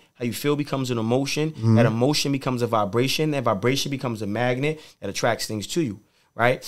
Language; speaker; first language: English; native; English